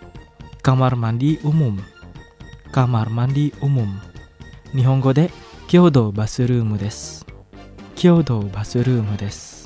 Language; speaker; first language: Japanese; non-native, fluent; Indonesian